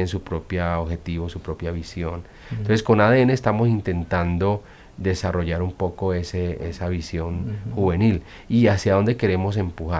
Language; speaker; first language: Spanish; native; Spanish